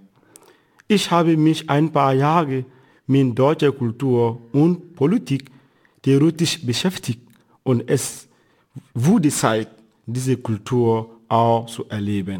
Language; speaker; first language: German; non-native, fluent; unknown